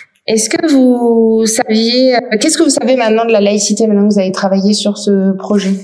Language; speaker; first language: French; native; French